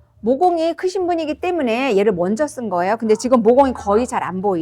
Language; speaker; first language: Korean; native; Korean